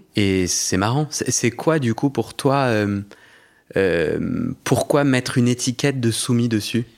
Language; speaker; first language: French; native; French